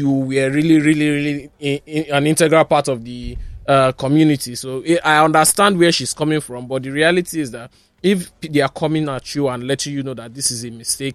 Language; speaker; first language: English; non-native, local second language; Yoruba